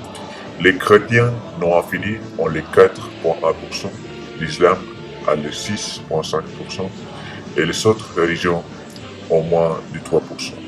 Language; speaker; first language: French; non-native, learner; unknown